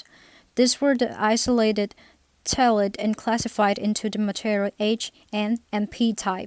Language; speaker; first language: English; non-native, fluent; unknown